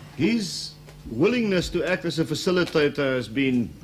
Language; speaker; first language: English; non-native, local second language; Afrikaans